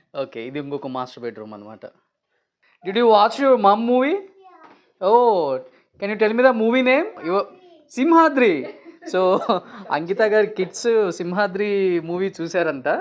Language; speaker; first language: Telugu; native; Telugu